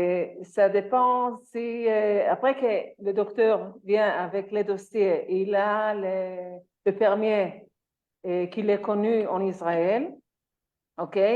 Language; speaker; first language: French; non-native, learner; Hebrew